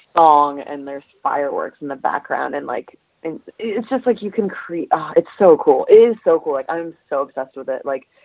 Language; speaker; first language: English; early bilingual, other home language; Polish